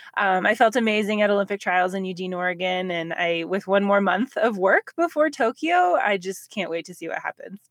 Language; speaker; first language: English; native; English